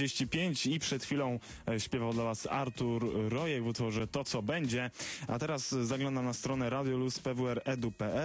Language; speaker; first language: Polish; native; Polish